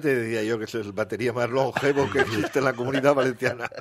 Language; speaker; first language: Spanish; native; Spanish